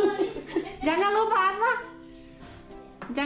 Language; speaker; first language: Indonesian; non-native, learner; Serbian